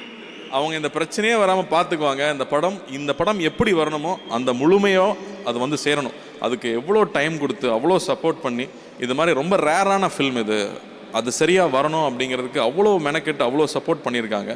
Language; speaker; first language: Tamil; native; Tamil